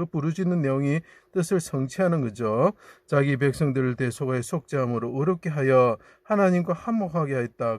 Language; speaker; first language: Korean; native; Korean